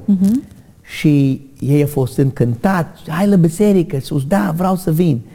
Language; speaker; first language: Romanian; non-native, learner; English